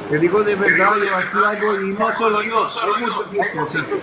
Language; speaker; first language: Spanish; non-native, learner; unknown